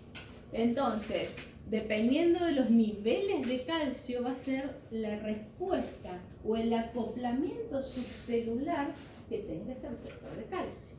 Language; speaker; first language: Spanish; native; Spanish